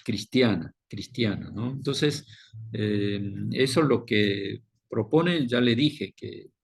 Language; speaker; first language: Spanish; non-native, fluent; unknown